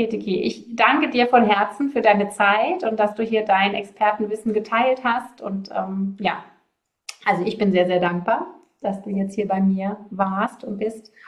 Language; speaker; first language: German; native; German